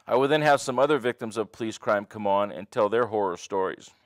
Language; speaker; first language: English; native; English